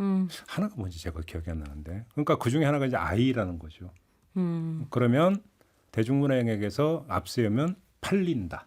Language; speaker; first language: Korean; native; Korean